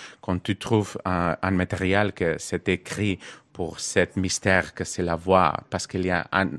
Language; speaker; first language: French; non-native, learner; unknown